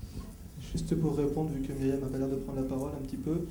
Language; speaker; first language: French; native; French